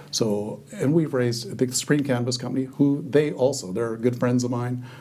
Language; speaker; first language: English; native; English